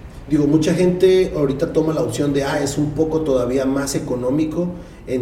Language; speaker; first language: Spanish; native; Spanish